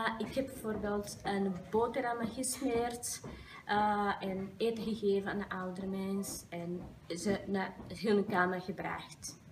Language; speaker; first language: Dutch; non-native, learner; Portuguese